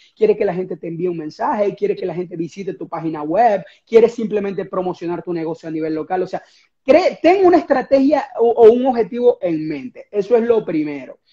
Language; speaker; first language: Spanish; native; Spanish